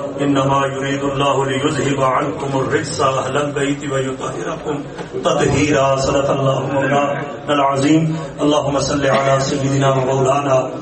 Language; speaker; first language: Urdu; non-native, local second language; Punjabi